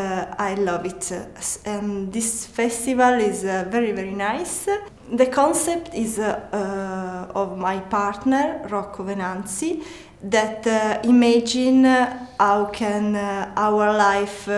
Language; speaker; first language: English; non-native, learner; Italian